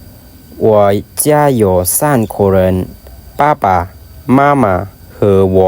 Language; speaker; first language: Chinese; non-native, fluent; Lao